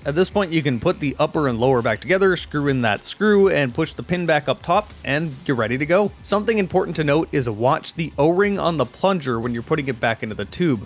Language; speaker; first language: English; native; English